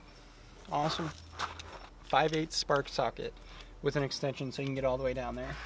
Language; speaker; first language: English; native; English